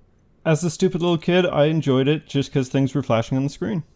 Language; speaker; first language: English; native; English